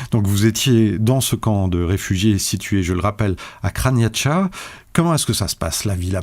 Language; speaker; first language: French; native; French